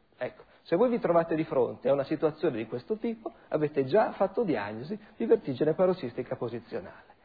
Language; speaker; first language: Italian; native; Italian